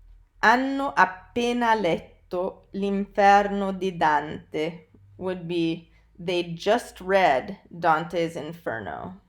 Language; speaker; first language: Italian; non-native, fluent; English